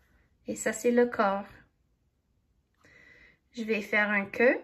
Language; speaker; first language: French; non-native, fluent; English